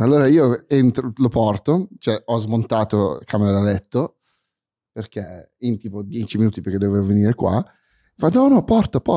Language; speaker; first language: Italian; non-native, fluent; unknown